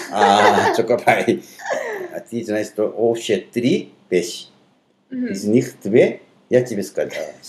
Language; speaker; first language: Russian; non-native, learner; Korean